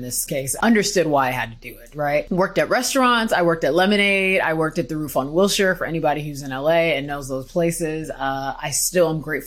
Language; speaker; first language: English; native; English